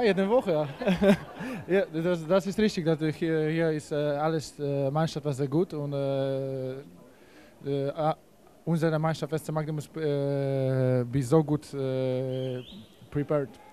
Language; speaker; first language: German; non-native, learner; Polish